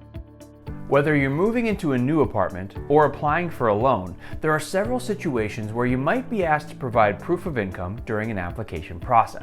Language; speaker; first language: English; native; English